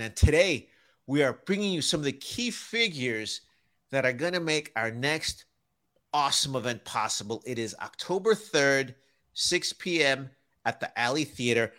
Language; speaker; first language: English; native; English